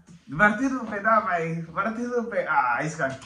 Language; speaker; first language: Bulgarian; non-native, learner; Portuguese